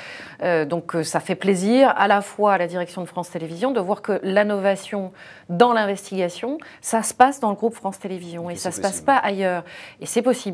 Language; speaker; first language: French; native; French